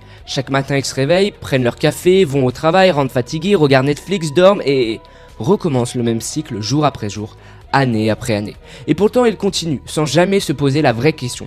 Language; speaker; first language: French; native; French